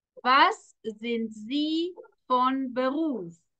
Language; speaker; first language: German; non-native, fluent; Spanish